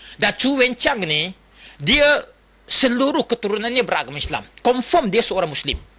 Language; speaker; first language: Malay; non-native, local second language; Chinese